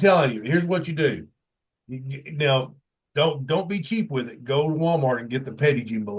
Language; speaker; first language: English; native; English